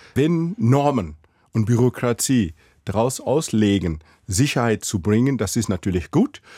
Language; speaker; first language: German; non-native, fluent; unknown